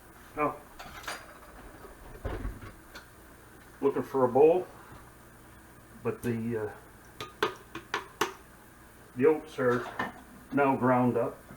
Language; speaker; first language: English; native; English